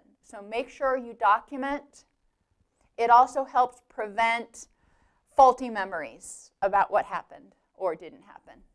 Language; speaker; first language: English; native; English